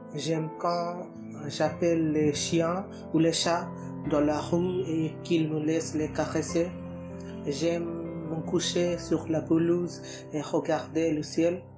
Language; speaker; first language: French; non-native, fluent; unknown